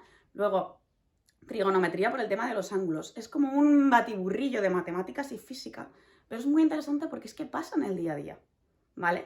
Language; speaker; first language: Spanish; native; Spanish